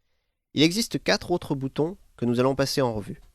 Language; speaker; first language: French; native; French